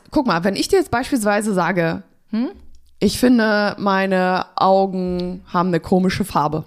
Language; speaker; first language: German; early bilingual, other home language; Polish